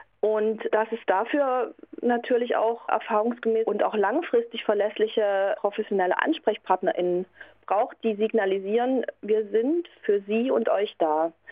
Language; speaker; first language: German; native; German